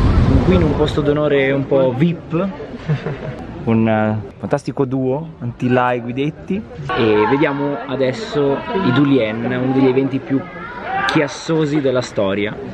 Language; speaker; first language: Italian; native; Italian